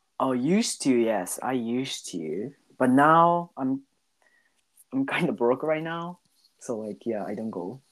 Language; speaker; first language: English; non-native, learner; Japanese